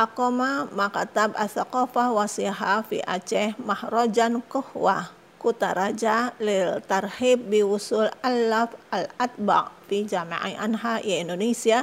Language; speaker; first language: Arabic; non-native, fluent; Indonesian